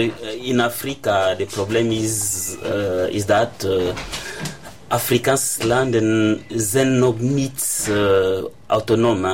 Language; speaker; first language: Dutch; non-native, fluent; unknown